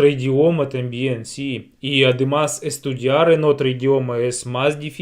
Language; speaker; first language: Spanish; non-native, fluent; Russian